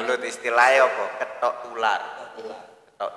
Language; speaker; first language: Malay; non-native, local second language; Javanese